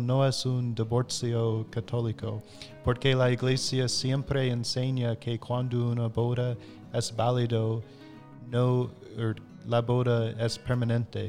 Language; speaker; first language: Spanish; non-native, fluent; English